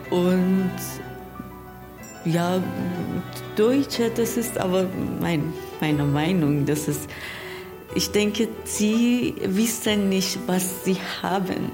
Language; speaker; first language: German; non-native, learner; Persian